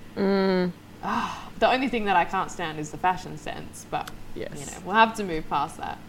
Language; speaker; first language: English; native; English